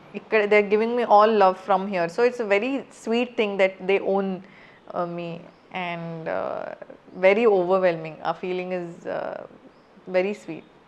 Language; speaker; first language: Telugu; non-native, fluent; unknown